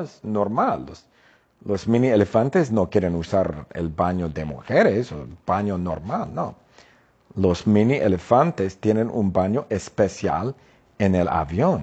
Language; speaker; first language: Spanish; non-native, fluent; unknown